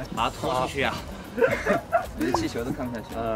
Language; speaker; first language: Chinese; native; Chinese